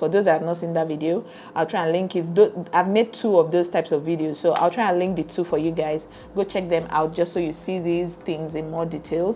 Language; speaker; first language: English; native; English